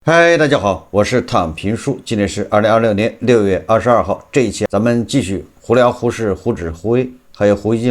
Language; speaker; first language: Chinese; native; Chinese